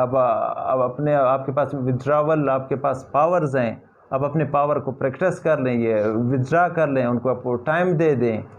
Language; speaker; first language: Urdu; non-native, local second language; Pashto